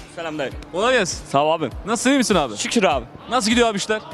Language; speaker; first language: Turkish; native; Turkish